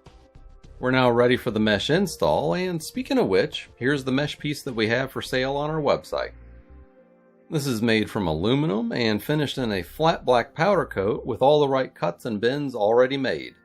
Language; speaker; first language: English; native; English